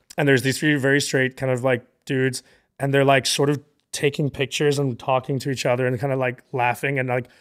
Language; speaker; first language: English; native; English